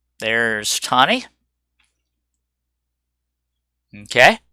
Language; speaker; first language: English; native; English